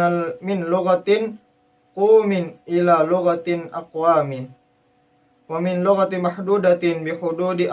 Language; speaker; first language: Arabic; non-native, learner; Indonesian